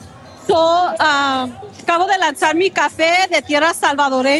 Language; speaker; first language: Spanish; early bilingual, heritage; Spanish